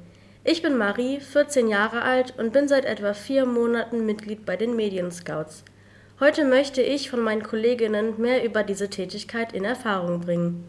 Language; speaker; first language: German; native; German